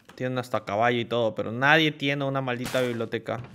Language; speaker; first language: Spanish; native; Spanish